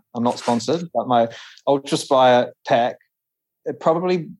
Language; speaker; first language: English; native; English